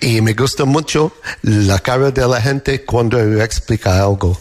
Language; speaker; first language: Spanish; non-native, fluent; English